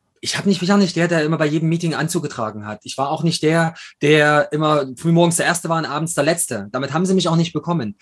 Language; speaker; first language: German; native; German